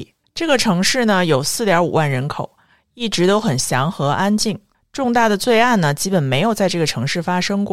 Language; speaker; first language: Chinese; native; Chinese